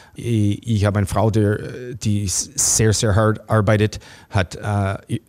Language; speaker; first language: German; non-native, fluent; English